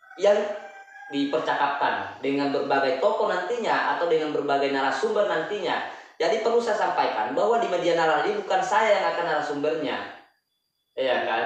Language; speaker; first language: Indonesian; native; Indonesian